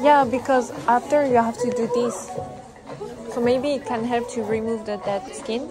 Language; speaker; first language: English; non-native, learner; French